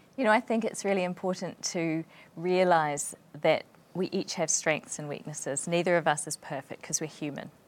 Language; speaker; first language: English; native; English